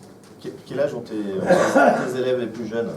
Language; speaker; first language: French; native; French